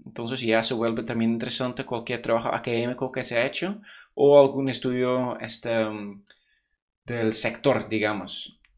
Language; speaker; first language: Spanish; non-native, fluent; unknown